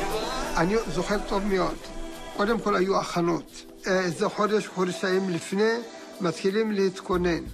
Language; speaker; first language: Hebrew; non-native, fluent; Amharic